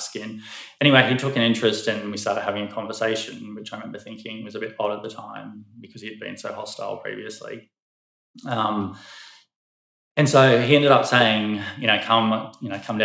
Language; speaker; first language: English; native; English